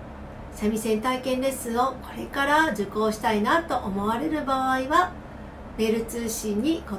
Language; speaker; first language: Japanese; native; Japanese